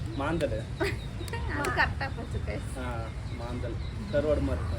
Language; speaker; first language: Malayalam; non-native, learner; Tamil